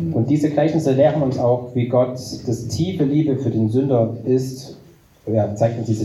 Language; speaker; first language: German; native; German